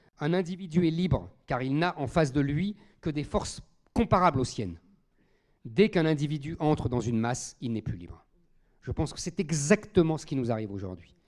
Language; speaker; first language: French; native; French